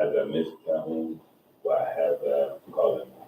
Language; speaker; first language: Arabic; non-native, learner; English